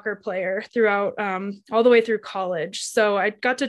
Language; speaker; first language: English; native; English